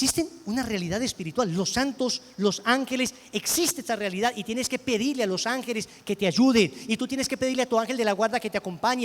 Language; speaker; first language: Spanish; native; Spanish